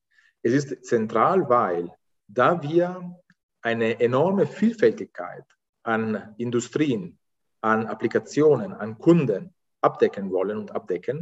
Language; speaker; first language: German; non-native, fluent; Italian